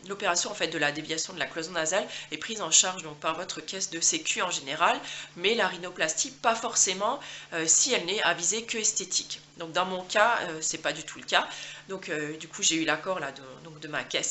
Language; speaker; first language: French; native; French